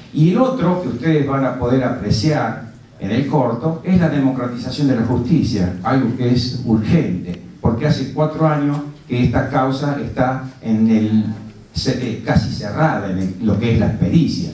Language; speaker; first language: Spanish; native; Spanish